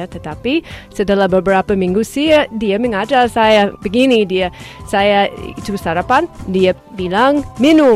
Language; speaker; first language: Indonesian; non-native, fluent; English